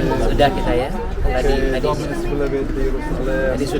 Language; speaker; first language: Indonesian; native; Indonesian